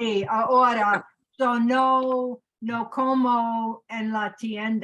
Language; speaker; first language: Spanish; non-native, learner; English